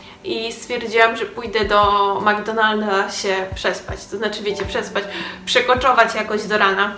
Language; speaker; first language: Polish; native; Polish